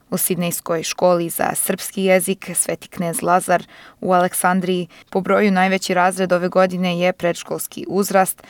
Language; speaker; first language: Serbian; early bilingual, heritage; Serbian